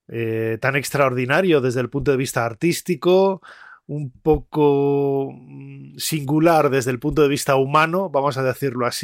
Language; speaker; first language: Spanish; native; Spanish